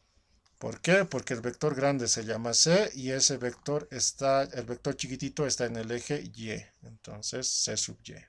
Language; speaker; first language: Spanish; native; Spanish